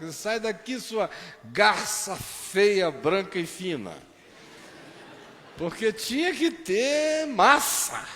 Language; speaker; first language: Portuguese; native; Portuguese